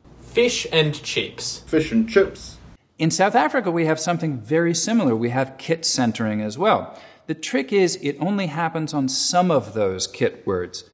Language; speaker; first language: English; native; English